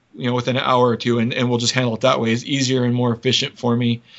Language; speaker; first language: English; native; English